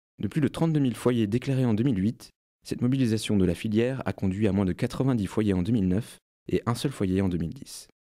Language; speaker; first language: French; native; French